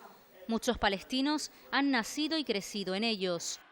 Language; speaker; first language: Spanish; native; Spanish